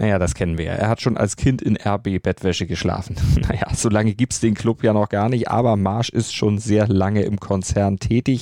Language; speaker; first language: German; native; German